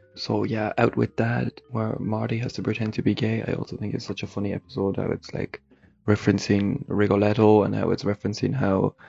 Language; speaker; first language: English; native; English